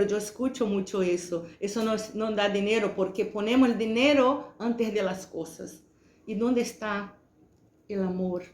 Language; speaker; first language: Spanish; non-native, fluent; Portuguese